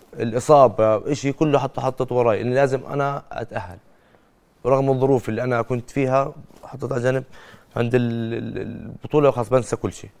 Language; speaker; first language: Arabic; native; Arabic